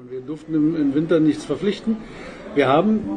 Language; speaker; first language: German; native; German